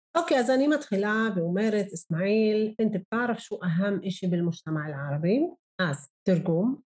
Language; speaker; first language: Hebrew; non-native, local second language; Arabic